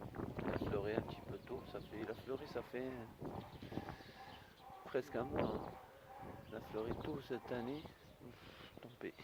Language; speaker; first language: French; non-native, fluent; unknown